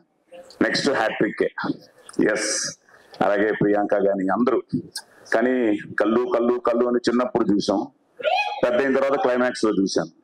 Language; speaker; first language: Telugu; native; Telugu